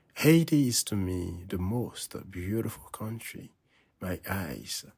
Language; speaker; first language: English; non-native, fluent; Haitian Creole